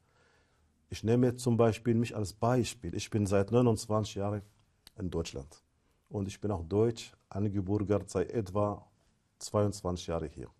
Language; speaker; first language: German; non-native, fluent; Arabic